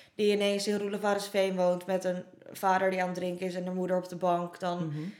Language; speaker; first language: Dutch; native; Dutch